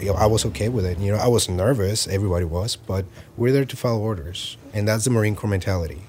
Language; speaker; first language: English; early bilingual, other home language; Spanish